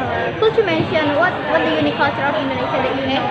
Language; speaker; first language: English; non-native, learner; Indonesian